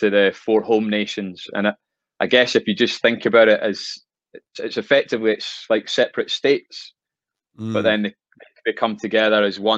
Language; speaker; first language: English; native; English